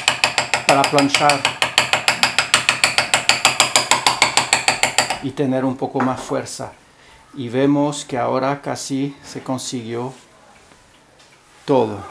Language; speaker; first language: Spanish; non-native, fluent; French